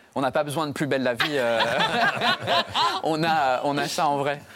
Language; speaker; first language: French; non-native, fluent; English